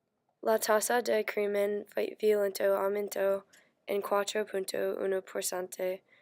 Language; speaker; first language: Spanish; non-native, learner; English